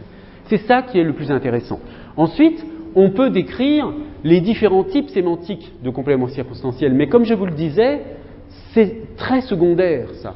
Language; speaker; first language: French; native; French